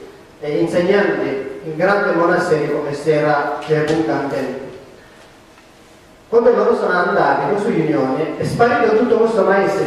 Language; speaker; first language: Italian; non-native, learner; Tibetan